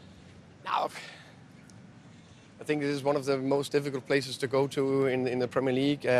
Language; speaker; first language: English; non-native, fluent; Danish